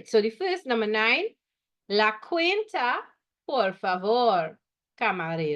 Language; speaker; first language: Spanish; non-native, fluent; English